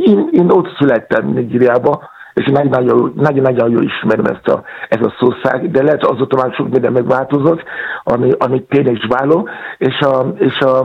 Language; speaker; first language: Hungarian; non-native, fluent; Yoruba